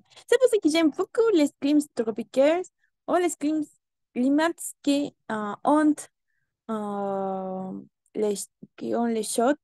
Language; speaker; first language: French; non-native, learner; Spanish